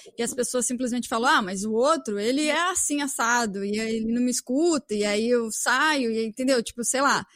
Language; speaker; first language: Portuguese; native; Portuguese